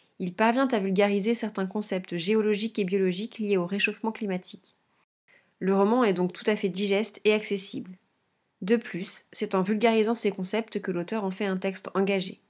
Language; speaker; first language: French; native; French